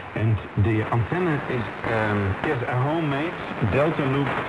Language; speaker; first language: English; non-native, fluent; Dutch